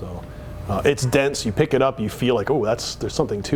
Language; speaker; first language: English; native; English